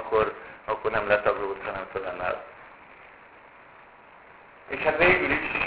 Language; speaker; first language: Hungarian; native; Hungarian